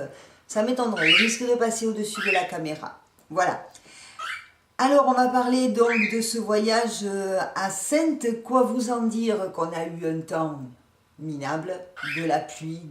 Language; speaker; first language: French; native; French